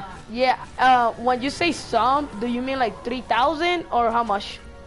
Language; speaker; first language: English; early bilingual, other home language; Spanish